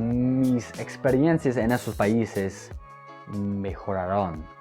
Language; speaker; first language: Spanish; non-native, fluent; English